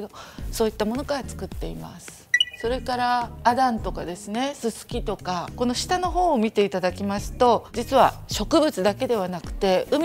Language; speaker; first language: Japanese; native; Japanese